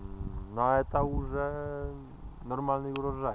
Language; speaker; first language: Russian; non-native, fluent; Polish